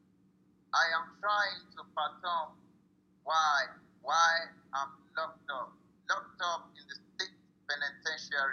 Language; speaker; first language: English; non-native, local second language; Yoruba